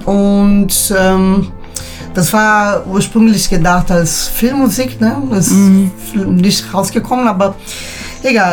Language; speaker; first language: German; native; German